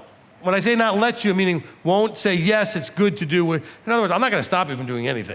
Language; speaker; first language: English; native; English